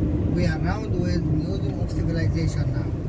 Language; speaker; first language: English; non-native, learner; Arabic